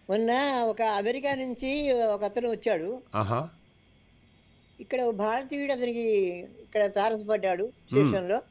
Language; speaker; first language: Telugu; native; Telugu